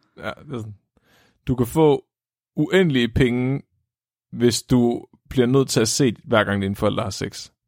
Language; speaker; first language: Danish; native; Danish